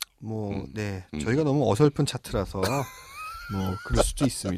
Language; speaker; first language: Korean; native; Korean